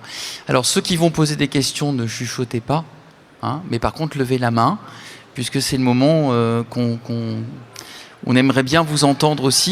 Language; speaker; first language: French; native; French